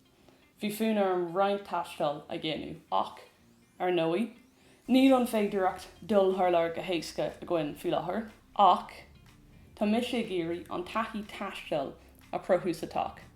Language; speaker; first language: Irish; non-native, local second language; English